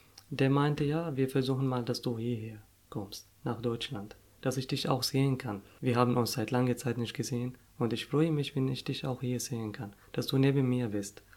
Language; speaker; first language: German; non-native, fluent; Arabic